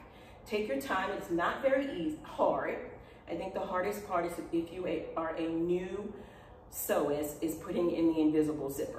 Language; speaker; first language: English; native; English